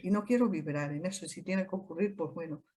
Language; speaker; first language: Spanish; native; Spanish